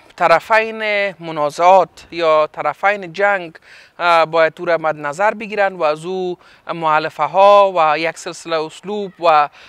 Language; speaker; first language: Persian; native; Persian